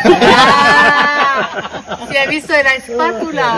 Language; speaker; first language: Spanish; non-native, learner; French